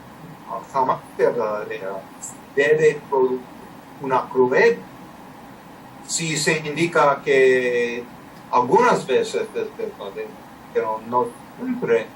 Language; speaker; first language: Spanish; non-native, learner; English